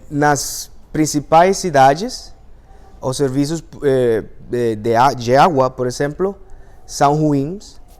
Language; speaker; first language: Portuguese; non-native, fluent; Spanish